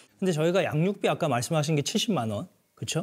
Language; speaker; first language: Korean; native; Korean